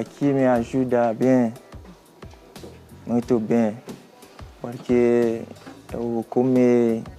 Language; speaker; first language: Portuguese; non-native, learner; Haitian Creole